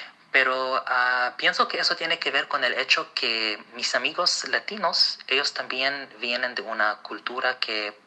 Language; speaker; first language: Spanish; non-native, fluent; Arabic